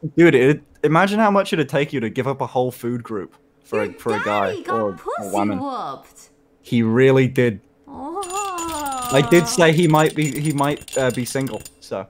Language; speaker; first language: English; native; English